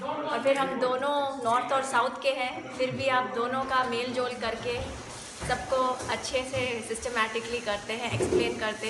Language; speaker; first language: Hindi; native; Hindi